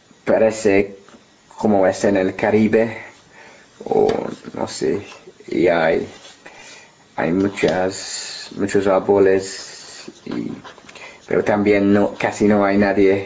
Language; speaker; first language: Spanish; non-native, learner; English